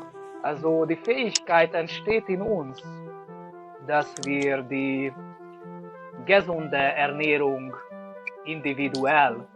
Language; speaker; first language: German; non-native, learner; Hungarian